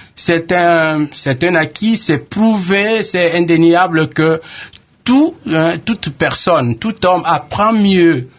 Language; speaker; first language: French; non-native, local second language; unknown